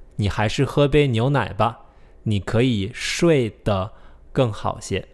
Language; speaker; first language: Chinese; non-native, fluent; English